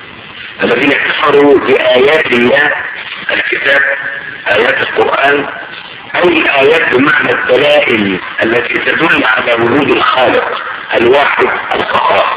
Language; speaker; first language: Arabic; native; Arabic